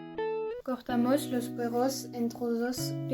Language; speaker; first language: Spanish; non-native, learner; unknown